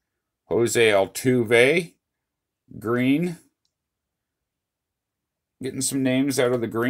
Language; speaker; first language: English; native; English